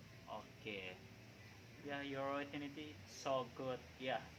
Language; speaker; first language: English; non-native, learner; Indonesian